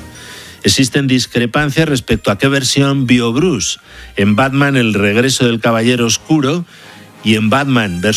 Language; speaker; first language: Spanish; native; Spanish